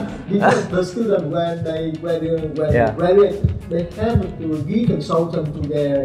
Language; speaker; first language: English; non-native, learner; Vietnamese